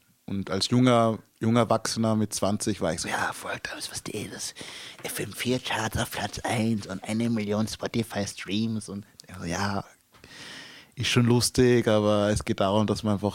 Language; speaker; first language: German; early bilingual, other home language; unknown